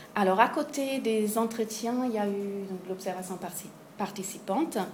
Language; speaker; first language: French; non-native, fluent; German